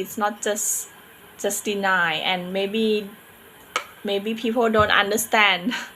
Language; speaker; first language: English; non-native, fluent; Thai